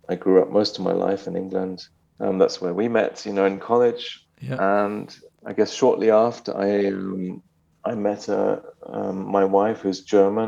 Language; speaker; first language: English; native; English